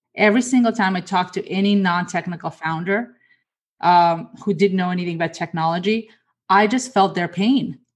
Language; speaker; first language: English; early bilingual, other home language; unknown